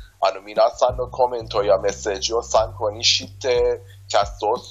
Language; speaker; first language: Japanese; non-native, fluent; Persian